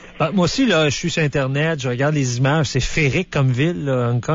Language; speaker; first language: French; native; French